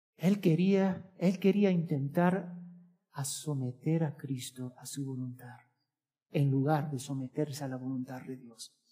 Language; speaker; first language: Spanish; early bilingual, heritage; Spanish